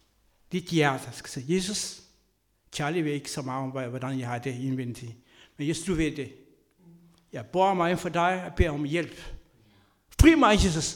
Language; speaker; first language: Danish; non-native, fluent; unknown